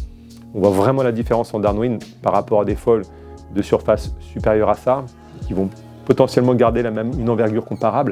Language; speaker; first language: French; native; French